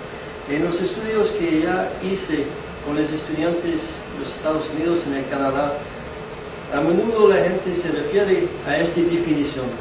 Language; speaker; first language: Spanish; non-native, fluent; English